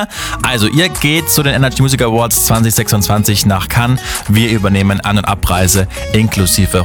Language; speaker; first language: German; native; German